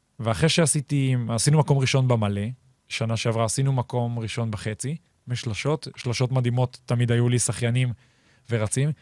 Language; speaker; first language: Hebrew; native; Hebrew